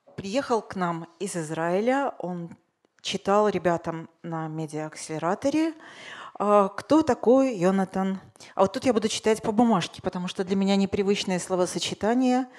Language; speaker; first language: Russian; native; Russian